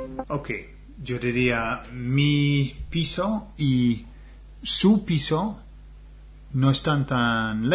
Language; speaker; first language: Spanish; non-native, learner; English